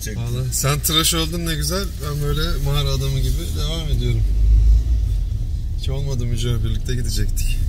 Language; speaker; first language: Turkish; native; Turkish